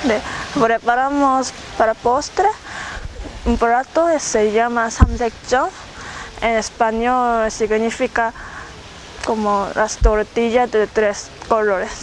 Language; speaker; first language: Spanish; non-native, fluent; Korean